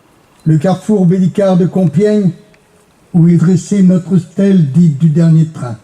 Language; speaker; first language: French; native; French